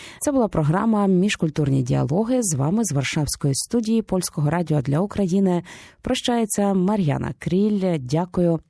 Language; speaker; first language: Ukrainian; native; Ukrainian